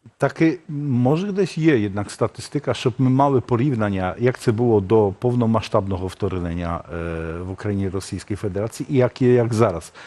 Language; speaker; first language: Ukrainian; native; Ukrainian